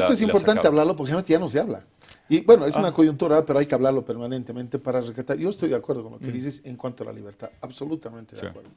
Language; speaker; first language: Spanish; native; Spanish